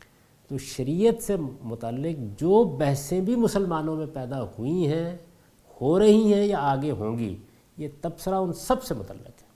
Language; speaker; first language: Urdu; native; Urdu